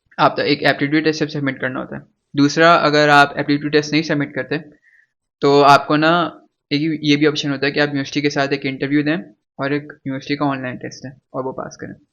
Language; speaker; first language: Urdu; native; Urdu